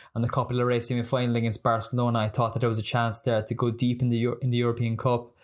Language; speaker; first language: English; native; English